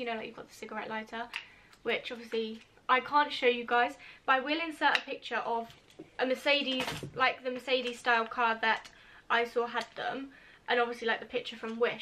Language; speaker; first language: English; native; English